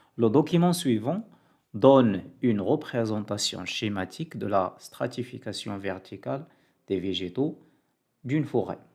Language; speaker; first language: French; non-native, local second language; Arabic